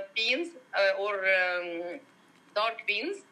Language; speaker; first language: English; non-native, learner; Arabic